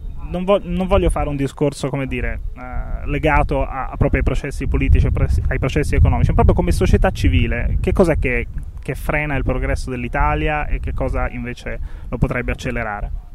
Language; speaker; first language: Italian; native; Italian